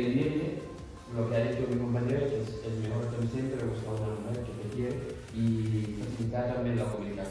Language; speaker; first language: Spanish; non-native, learner; Fula